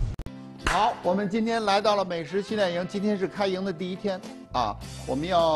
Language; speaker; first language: Chinese; native; Chinese